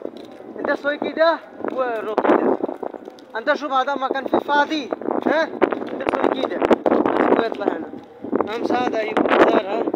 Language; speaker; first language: Arabic; non-native, learner; Bangla